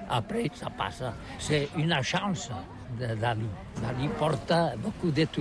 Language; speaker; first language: French; non-native, learner; Catalan